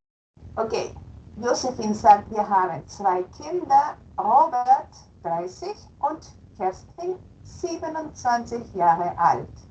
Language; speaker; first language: German; non-native, fluent; Spanish